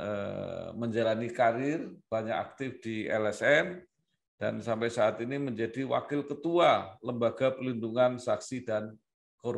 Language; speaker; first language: Indonesian; native; Indonesian